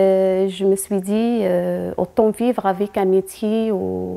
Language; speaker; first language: French; non-native, fluent; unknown